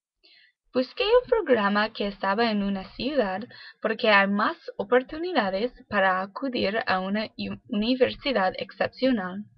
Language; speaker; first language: Spanish; non-native, learner; English